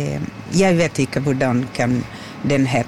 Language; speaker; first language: Norwegian; non-native, learner; Portuguese